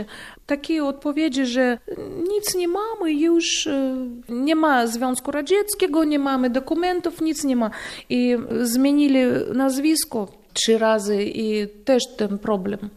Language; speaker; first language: Polish; non-native, fluent; Russian